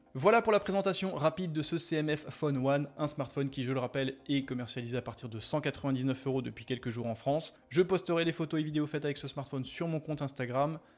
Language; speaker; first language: French; native; French